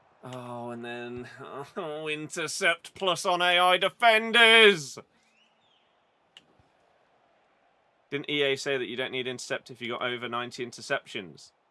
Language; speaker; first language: English; native; English